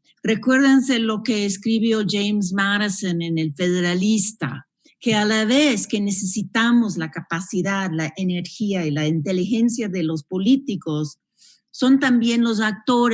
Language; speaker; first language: Spanish; non-native, fluent; English